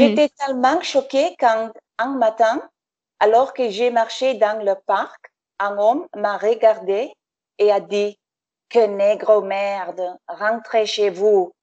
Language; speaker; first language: French; non-native, fluent; English